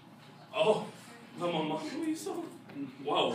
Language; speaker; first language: Spanish; non-native, fluent; English